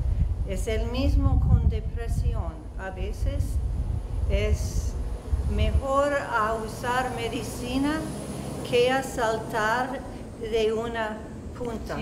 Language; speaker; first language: Spanish; non-native, learner; English